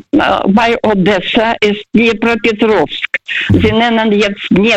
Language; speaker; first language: German; non-native, fluent; Russian